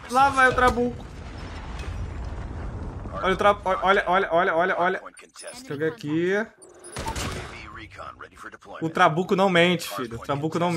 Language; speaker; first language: Portuguese; native; Portuguese